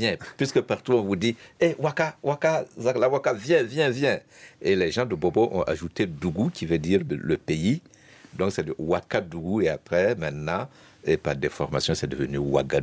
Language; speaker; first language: French; non-native, local second language; Mossi